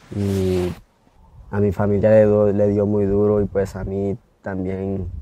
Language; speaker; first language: Spanish; native; Spanish